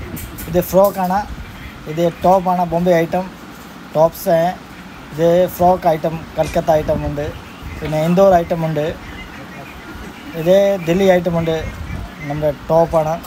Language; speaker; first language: Malayalam; non-native, local second language; Hindi